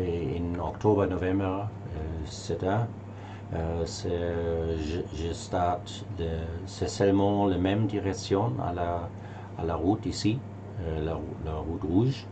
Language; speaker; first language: French; non-native, learner; German